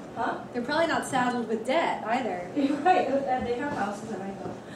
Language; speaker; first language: English; native; English